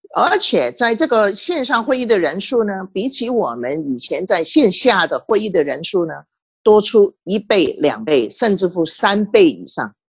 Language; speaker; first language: Chinese; non-native, local second language; Cantonese